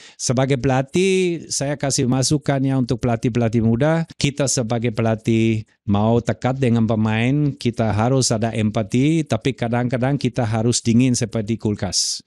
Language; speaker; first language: Indonesian; non-native, fluent; German